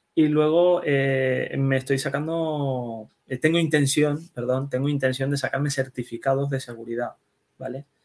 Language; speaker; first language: Spanish; early bilingual, other home language; Dutch